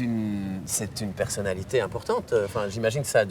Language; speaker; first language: French; native; French